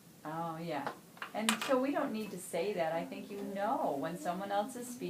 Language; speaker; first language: English; native; English